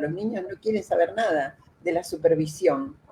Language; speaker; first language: Spanish; native; Spanish